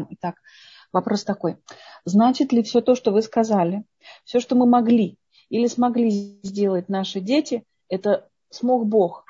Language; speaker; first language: Russian; native; Russian